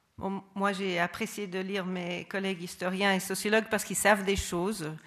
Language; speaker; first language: French; non-native, fluent; English